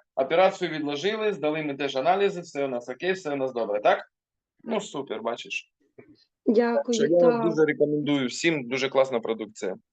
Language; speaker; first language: Ukrainian; non-native, local second language; Russian